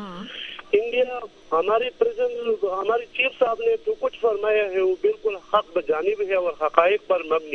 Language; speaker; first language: Hindi; non-native, local second language; Pashto